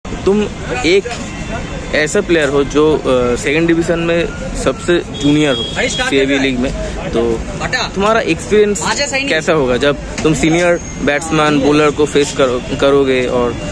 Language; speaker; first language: Hindi; non-native, local second language; Bangla